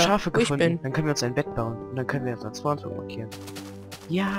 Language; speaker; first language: German; native; German